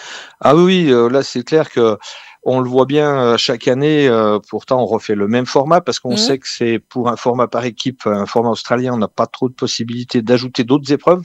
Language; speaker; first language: French; native; French